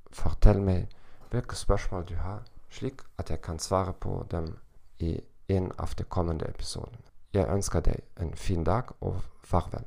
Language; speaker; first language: Norwegian; non-native, learner; German